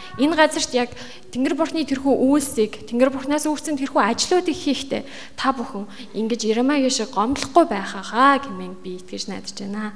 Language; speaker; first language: Mongolian; native; Mongolian